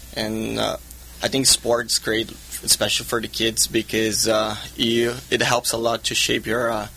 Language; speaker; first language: English; non-native, fluent; Portuguese